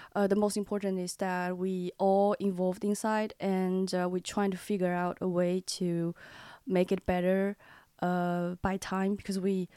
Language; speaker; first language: English; non-native, learner; Chinese